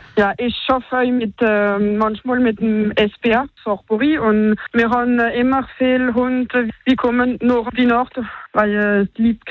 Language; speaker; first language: German; non-native, local second language; French